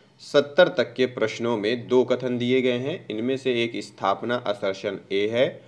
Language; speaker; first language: Hindi; native; Hindi